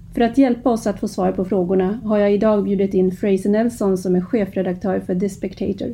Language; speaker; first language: Swedish; native; Swedish